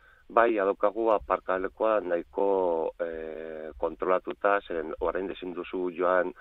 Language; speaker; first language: Basque; non-native, local second language; Spanish